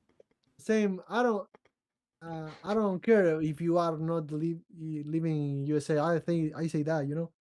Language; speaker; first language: English; non-native, learner; Portuguese